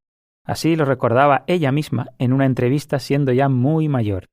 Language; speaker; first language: Spanish; native; Spanish